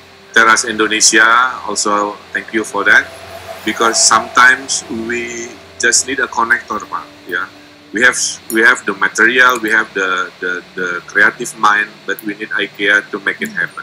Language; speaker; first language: English; non-native, fluent; Indonesian